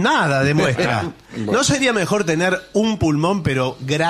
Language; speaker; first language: Spanish; native; Spanish